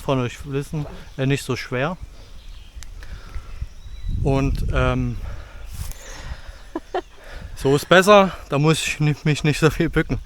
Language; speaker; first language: German; native; German